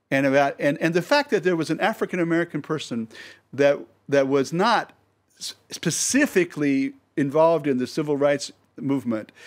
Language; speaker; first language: English; native; English